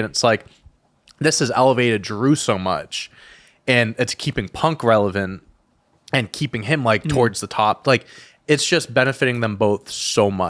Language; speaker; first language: English; native; English